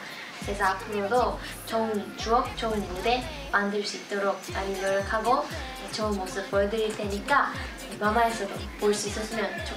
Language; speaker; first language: Korean; non-native, fluent; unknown